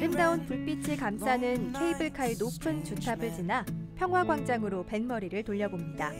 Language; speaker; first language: Korean; native; Korean